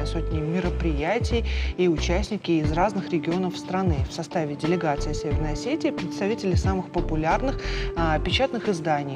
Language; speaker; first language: Russian; native; Russian